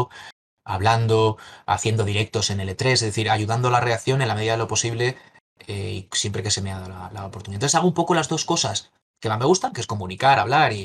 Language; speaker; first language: Spanish; native; Spanish